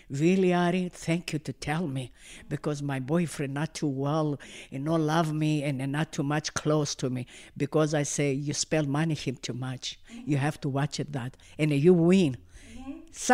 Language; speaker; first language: English; non-native, learner; Greek